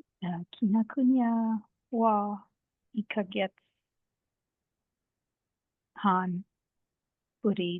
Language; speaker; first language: Japanese; non-native, learner; English